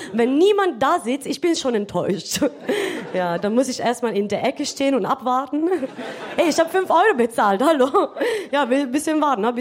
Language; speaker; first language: German; non-native, fluent; Italian